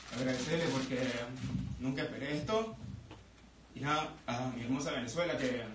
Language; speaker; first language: Spanish; native; Spanish